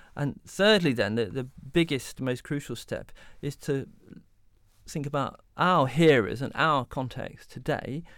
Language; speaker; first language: English; native; English